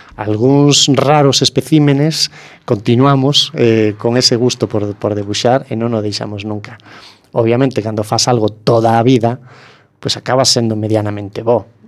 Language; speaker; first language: Galician; native; Galician